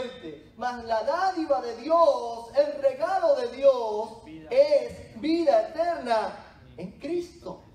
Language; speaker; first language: Spanish; native; Spanish